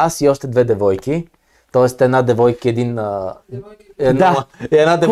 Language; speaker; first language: Bulgarian; native; Bulgarian